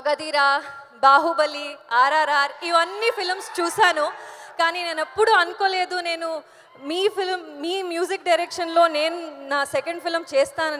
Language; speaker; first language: Telugu; non-native, learner; Kannada